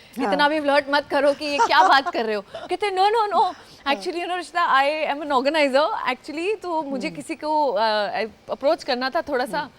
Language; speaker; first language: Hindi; non-native, local second language; Gujarati